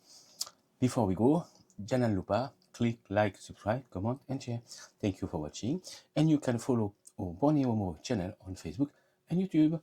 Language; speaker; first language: English; non-native, learner; French